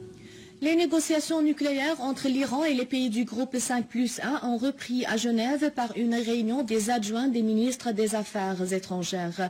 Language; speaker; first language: French; non-native, fluent; Arabic